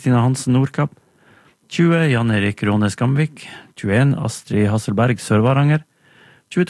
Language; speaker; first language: Norwegian; native; Norwegian